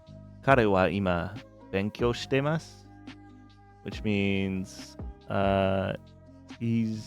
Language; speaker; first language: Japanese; non-native, learner; English